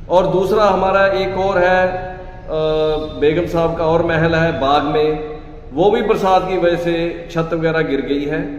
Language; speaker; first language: Hindi; non-native, local second language; Punjabi